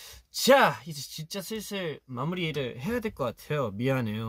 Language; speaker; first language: Korean; early bilingual, heritage; Korean